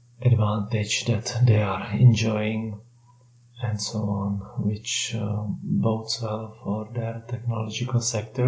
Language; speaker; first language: English; non-native, fluent; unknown